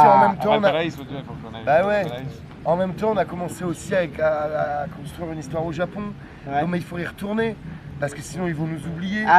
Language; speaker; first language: French; native; French